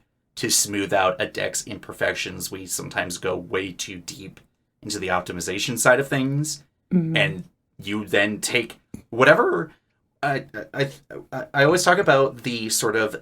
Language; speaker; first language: English; native; English